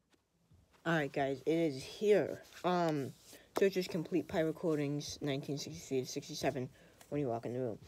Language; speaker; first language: English; native; English